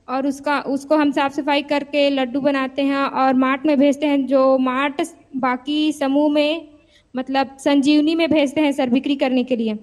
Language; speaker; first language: Hindi; native; Hindi